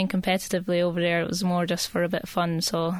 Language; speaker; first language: English; native; English